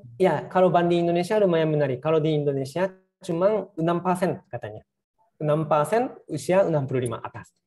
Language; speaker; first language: Indonesian; non-native, fluent; Japanese